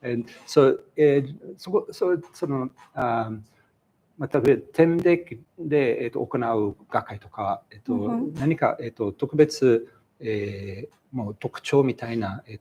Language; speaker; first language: Japanese; non-native, fluent; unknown